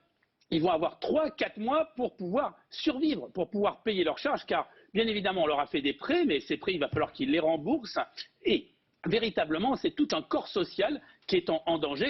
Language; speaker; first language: French; native; French